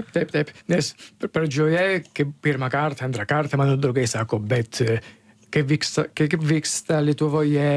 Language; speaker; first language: Lithuanian; non-native, learner; Italian